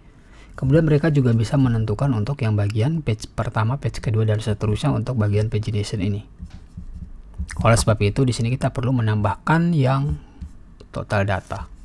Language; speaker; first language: Indonesian; native; Indonesian